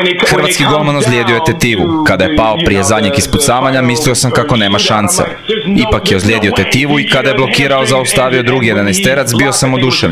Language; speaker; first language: Croatian; native; Croatian